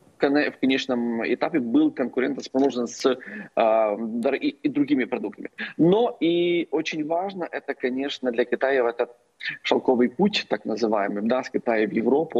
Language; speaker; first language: Russian; non-native, local second language; Ukrainian